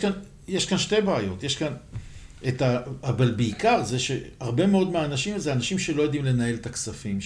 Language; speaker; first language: Hebrew; native; Hebrew